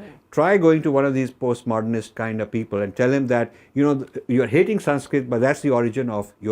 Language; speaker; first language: English; non-native, local second language; Hindi